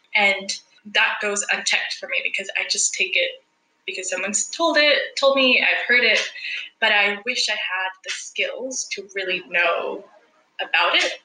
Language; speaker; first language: English; non-native, fluent; Spanish